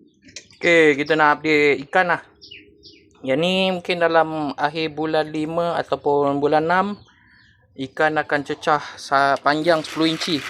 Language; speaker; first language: Malay; native; Malay